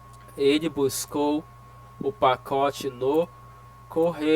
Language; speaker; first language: Portuguese; non-native, fluent; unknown